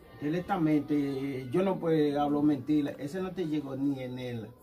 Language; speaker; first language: Spanish; non-native, learner; Haitian Creole